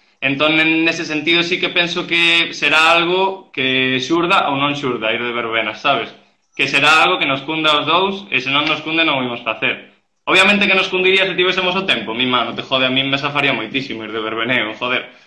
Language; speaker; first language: Galician; non-native, local second language; Spanish